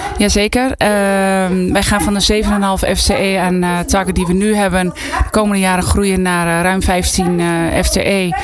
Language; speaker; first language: Dutch; native; Dutch